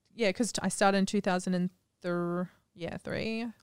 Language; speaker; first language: English; native; English